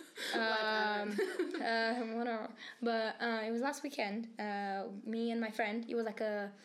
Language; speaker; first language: English; native; English